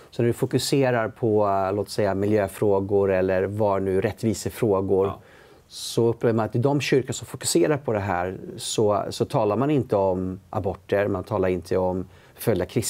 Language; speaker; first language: Swedish; native; Swedish